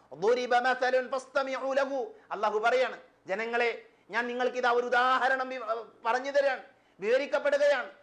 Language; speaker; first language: Malayalam; native; Malayalam